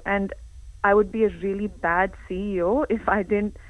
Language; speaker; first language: Hindi; early bilingual, heritage; Hindi